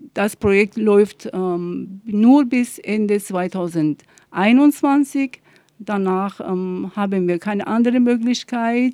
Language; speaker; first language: German; non-native, fluent; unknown